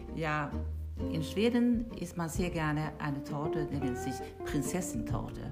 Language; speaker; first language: German; non-native, fluent; Swedish